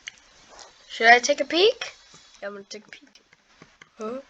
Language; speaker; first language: English; native; English